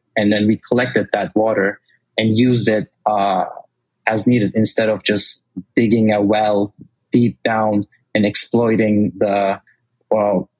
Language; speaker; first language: English; non-native, fluent; Turkish